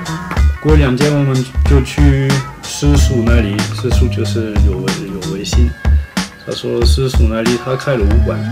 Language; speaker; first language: Chinese; non-native, fluent; French